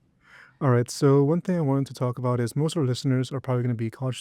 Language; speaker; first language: English; native; English